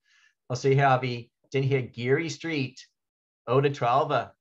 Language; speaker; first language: Danish; non-native, fluent; English